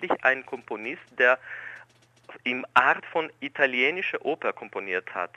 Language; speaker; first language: German; non-native, fluent; Greek